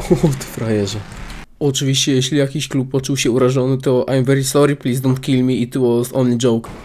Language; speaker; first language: Polish; native; Polish